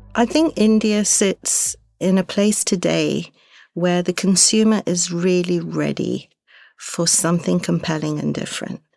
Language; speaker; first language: English; early bilingual, other home language; Hindi